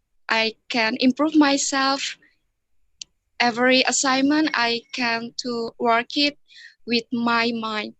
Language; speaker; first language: English; non-native, learner; Indonesian